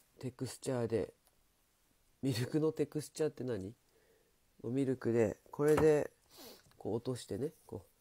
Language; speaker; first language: Japanese; native; Japanese